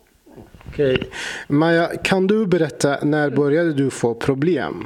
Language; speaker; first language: Swedish; non-native, fluent; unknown